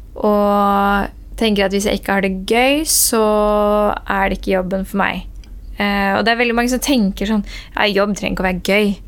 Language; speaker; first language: Norwegian; early bilingual, other home language; Persian